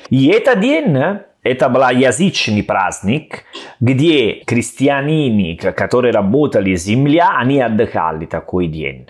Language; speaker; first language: Russian; non-native, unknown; Italian